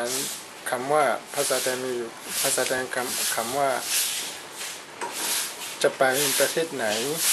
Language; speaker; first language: Thai; non-native, fluent; Burmese